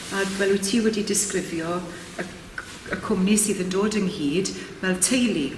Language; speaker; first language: Welsh; native; Welsh